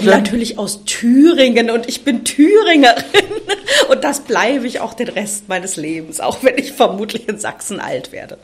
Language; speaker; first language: German; native; German